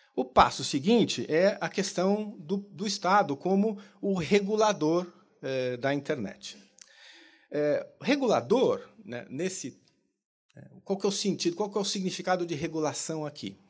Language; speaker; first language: Portuguese; native; Portuguese